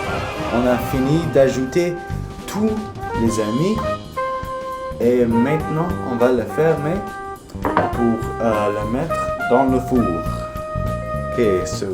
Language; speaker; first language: French; non-native, learner; English